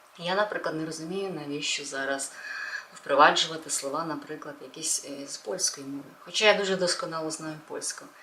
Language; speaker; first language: Ukrainian; non-native, local second language; Russian